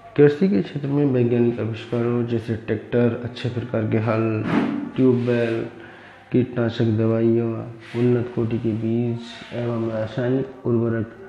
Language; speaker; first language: Hindi; native; Hindi